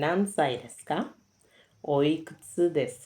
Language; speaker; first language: Japanese; non-native, learner; English